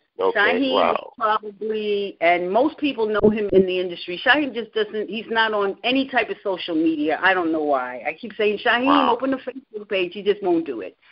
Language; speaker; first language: English; native; English